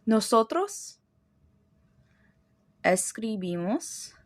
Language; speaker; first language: Spanish; non-native, fluent; English